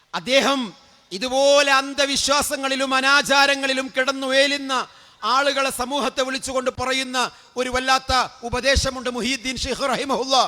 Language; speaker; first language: Malayalam; native; Malayalam